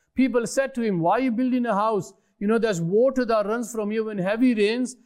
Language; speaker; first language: Urdu; early bilingual, other home language; Punjabi